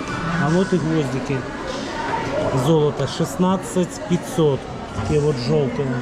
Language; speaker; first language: Russian; native; Russian